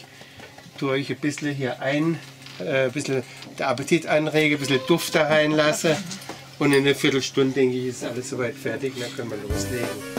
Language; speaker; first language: German; native; German